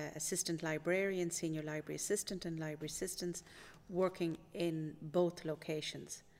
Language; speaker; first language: English; native; English